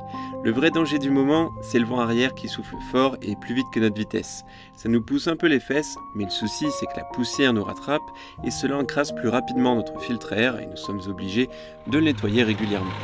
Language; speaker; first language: French; native; French